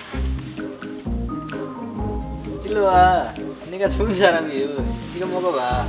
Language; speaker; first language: Korean; non-native, learner; Nepali